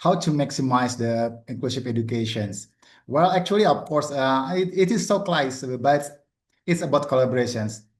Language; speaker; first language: English; non-native, learner; Indonesian